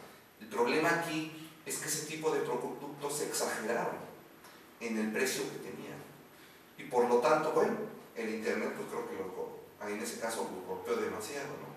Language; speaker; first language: Spanish; native; Spanish